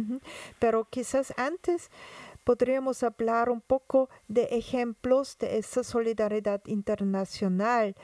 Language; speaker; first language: Spanish; non-native, fluent; German